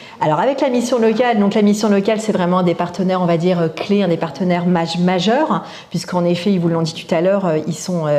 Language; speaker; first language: French; native; French